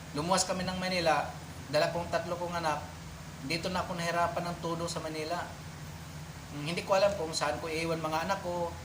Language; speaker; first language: Filipino; non-native, local second language; Cebuano